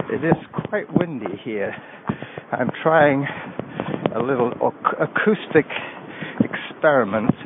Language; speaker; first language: English; native; English